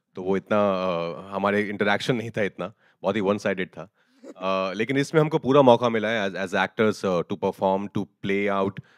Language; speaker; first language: Hindi; native; Hindi